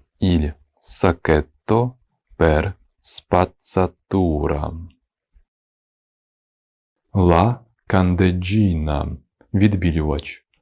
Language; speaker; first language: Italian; non-native, fluent; Ukrainian